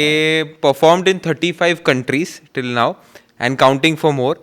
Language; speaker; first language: Hindi; native; Hindi